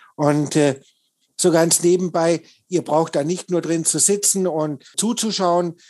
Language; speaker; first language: German; native; German